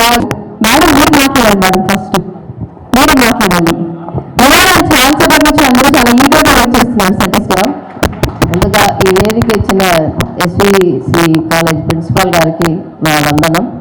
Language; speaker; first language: Telugu; native; Telugu